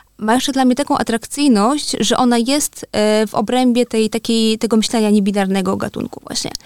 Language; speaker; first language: Polish; native; Polish